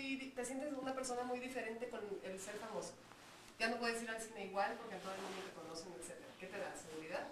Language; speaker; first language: Spanish; native; Spanish